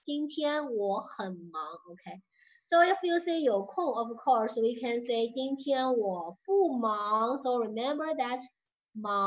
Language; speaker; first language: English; non-native, fluent; Chinese